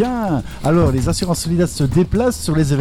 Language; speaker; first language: French; native; French